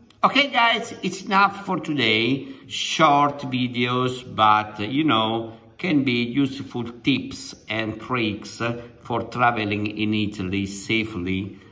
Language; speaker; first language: English; non-native, fluent; Italian